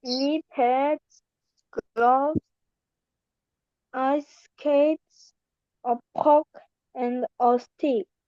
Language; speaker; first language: English; non-native, learner; Korean